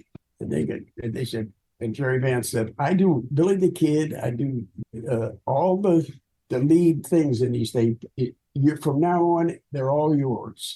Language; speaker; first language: English; native; English